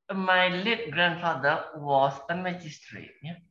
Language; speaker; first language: English; non-native, local second language; Malay